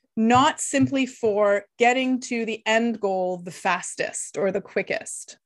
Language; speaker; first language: English; non-native, fluent; Lithuanian